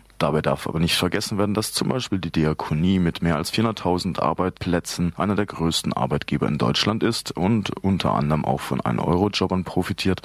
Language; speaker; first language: German; native; German